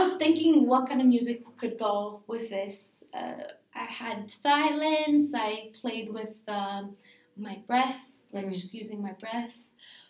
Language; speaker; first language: English; non-native, fluent; Greek